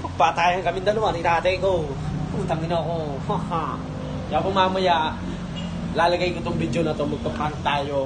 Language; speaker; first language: Filipino; non-native, local second language; Pampanga